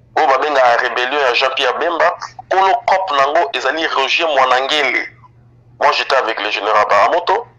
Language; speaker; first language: French; non-native, local second language; Lingala